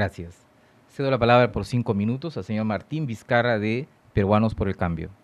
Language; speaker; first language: Spanish; native; Spanish